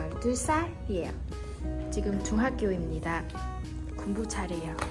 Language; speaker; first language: Korean; non-native, local second language; Vietnamese